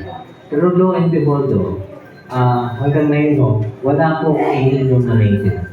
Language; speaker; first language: Filipino; native; Filipino